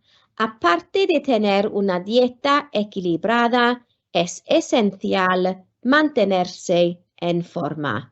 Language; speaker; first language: Spanish; non-native, fluent; Welsh